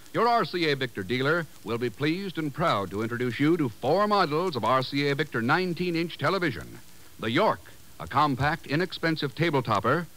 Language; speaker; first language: English; native; English